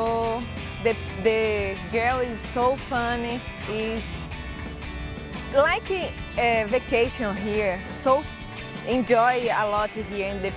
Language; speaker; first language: English; non-native, learner; Portuguese